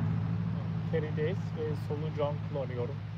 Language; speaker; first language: Turkish; non-native, learner; English